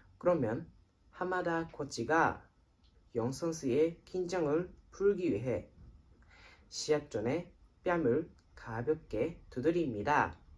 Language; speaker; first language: Korean; non-native, fluent; Japanese